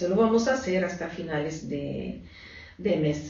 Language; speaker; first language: Spanish; non-native, fluent; Arabic